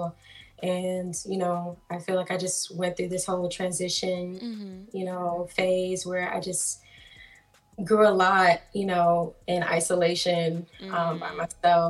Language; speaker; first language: English; native; English